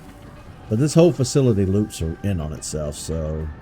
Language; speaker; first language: English; native; English